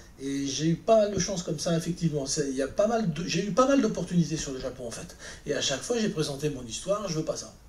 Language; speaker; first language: French; native; French